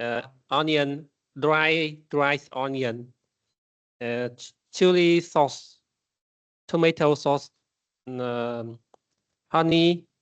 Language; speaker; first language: English; non-native, learner; Vietnamese